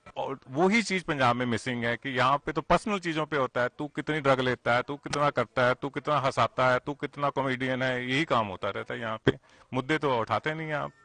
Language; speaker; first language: Hindi; non-native, local second language; Punjabi